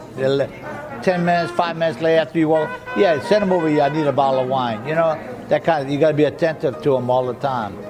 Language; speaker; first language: English; early bilingual, other home language; French